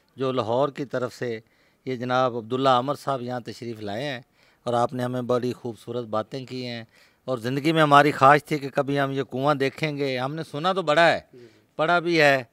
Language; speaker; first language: Urdu; non-native, local second language; Punjabi